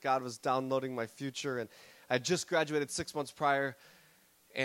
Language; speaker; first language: English; native; English